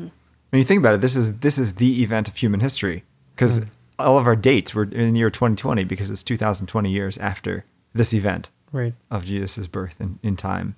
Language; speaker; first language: English; native; English